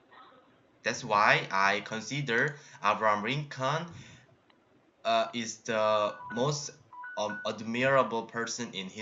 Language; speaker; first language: English; non-native, learner; Korean